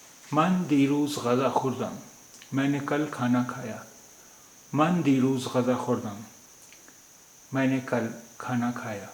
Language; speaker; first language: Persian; non-native, fluent; Urdu